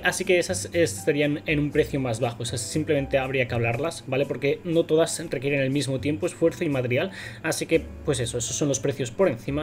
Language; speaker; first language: Spanish; native; Spanish